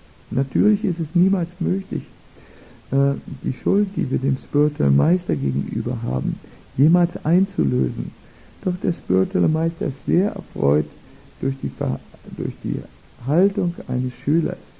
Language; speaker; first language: German; native; German